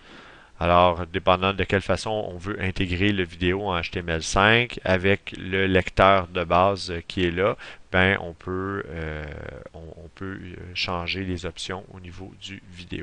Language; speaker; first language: French; native; French